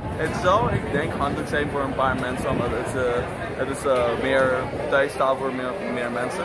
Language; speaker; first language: Dutch; non-native, local second language; Papiamento